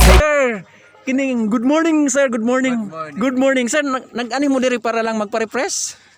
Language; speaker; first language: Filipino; non-native, local second language; Cebuano